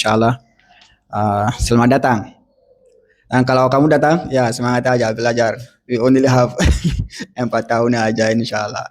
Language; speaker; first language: Indonesian; non-native, learner; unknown